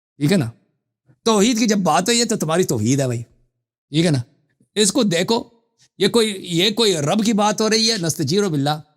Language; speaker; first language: Urdu; non-native, fluent; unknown